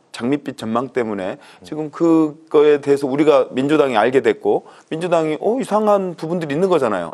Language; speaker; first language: Korean; native; Korean